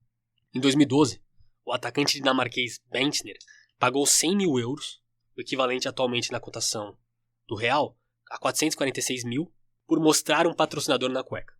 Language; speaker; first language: Portuguese; native; Portuguese